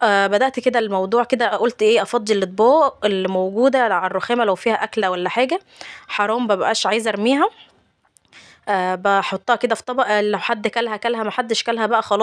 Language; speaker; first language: Arabic; native; Arabic